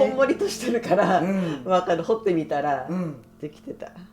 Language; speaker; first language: Japanese; native; Japanese